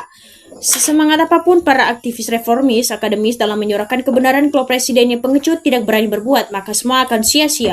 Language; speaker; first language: Indonesian; native; Indonesian